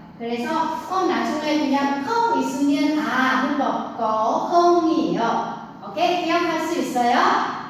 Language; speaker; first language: Korean; non-native, learner; Vietnamese